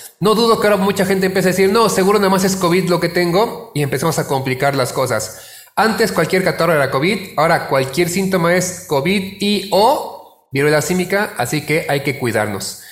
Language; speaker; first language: Spanish; native; Spanish